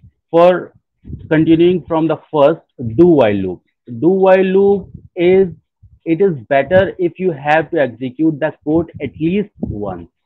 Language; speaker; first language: English; non-native, local second language; Hindi